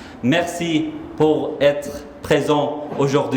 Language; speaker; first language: French; non-native, fluent; Persian